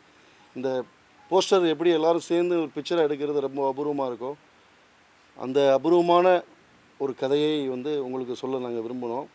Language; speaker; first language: Tamil; native; Tamil